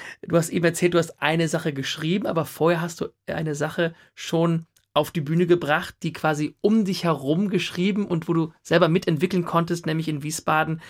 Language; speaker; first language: German; native; German